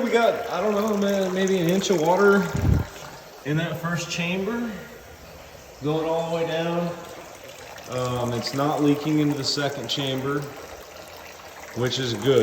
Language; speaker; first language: English; native; English